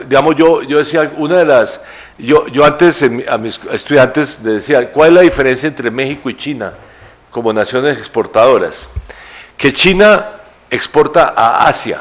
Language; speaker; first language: Spanish; native; Spanish